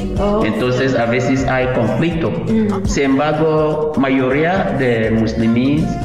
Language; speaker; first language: Spanish; non-native, learner; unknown